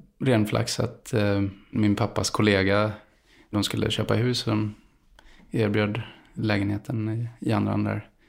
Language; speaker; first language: Swedish; early bilingual, other home language; Spanish